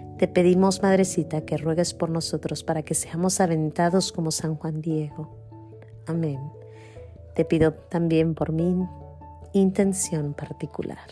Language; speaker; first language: Spanish; native; Spanish